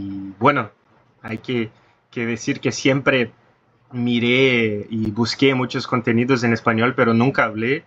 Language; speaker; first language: Spanish; non-native, fluent; Portuguese